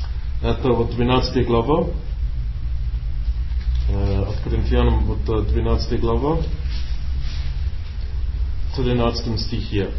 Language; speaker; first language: Russian; non-native, learner; English